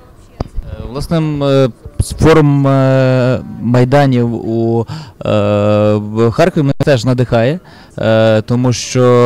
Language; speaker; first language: Ukrainian; native; Ukrainian